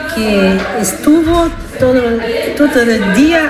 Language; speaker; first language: Spanish; non-native, learner; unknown